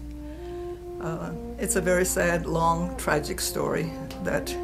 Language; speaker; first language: English; native; English